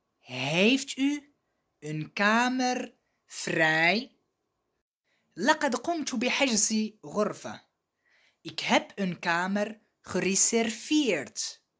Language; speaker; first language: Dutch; non-native, fluent; Arabic